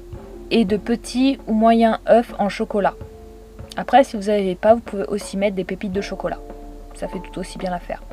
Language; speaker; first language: French; native; French